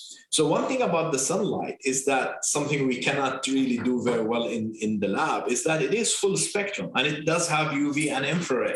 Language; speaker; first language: English; non-native, fluent; Arabic